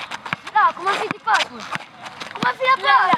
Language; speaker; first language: French; non-native, learner; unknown